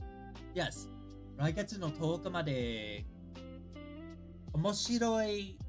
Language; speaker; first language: Japanese; non-native, learner; English